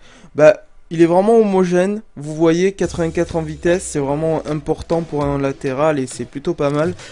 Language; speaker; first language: French; native; French